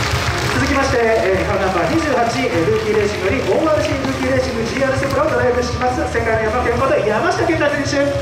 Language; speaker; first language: Japanese; native; Japanese